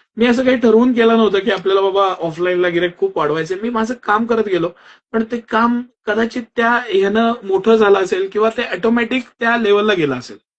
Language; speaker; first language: Marathi; non-native, local second language; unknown